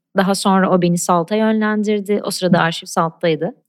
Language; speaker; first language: Turkish; non-native, local second language; Armenian